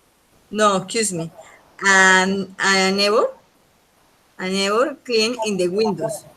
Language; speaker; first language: English; non-native, learner; Spanish